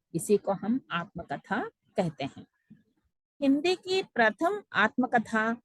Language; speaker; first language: Hindi; non-native, local second language; Telugu